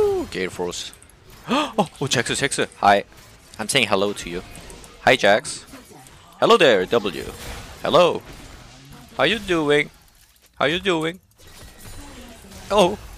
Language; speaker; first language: English; non-native, fluent; Korean